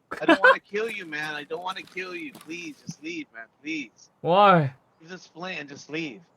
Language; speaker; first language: English; native; English